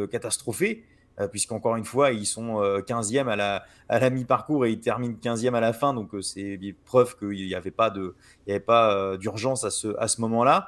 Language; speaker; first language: French; native; French